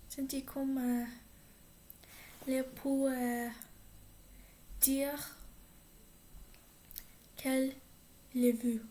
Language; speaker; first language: French; non-native, learner; English